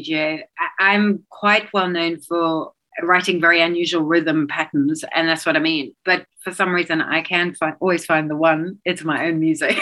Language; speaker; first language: English; native; English